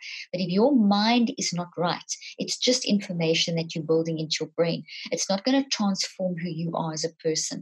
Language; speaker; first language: English; native; English